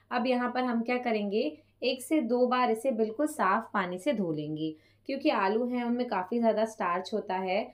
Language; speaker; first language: Hindi; non-native, local second language; Punjabi